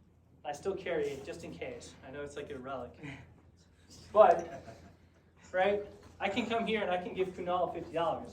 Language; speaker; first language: English; native; English